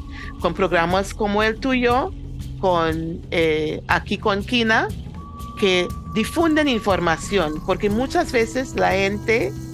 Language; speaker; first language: Spanish; non-native, fluent; English